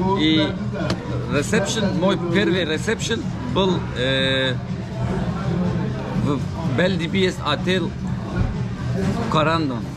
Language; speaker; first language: Russian; non-native, learner; Turkish